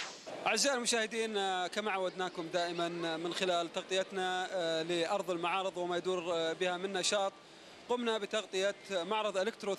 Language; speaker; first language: Arabic; native; Arabic